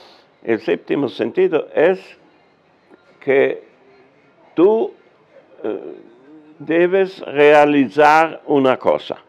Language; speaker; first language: Spanish; non-native, learner; German